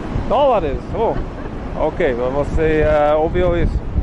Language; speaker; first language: Portuguese; non-native, learner; English